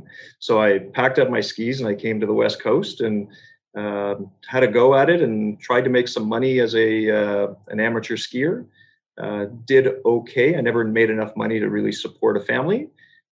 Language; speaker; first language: English; native; English